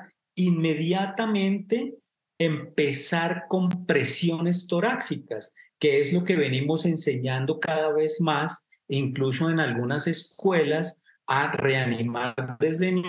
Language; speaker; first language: Spanish; native; Spanish